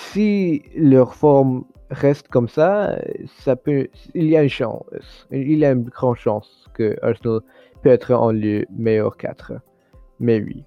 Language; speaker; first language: French; non-native, learner; English